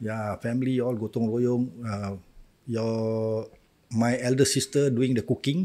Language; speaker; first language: English; non-native, local second language; Malay